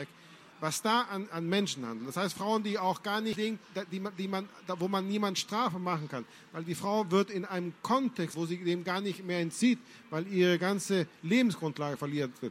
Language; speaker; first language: German; non-native, fluent; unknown